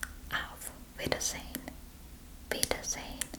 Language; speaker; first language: German; non-native, fluent; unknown